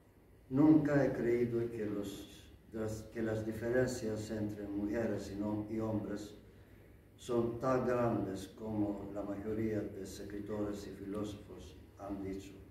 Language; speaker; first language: Spanish; non-native, learner; Greek